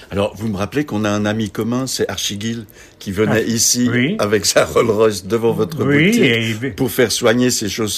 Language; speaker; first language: French; native; French